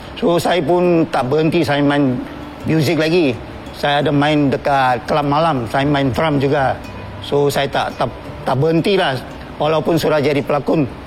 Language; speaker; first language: Malay; non-native, local second language; Chinese